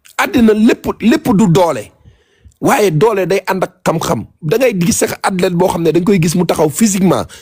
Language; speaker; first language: Wolof; native; Wolof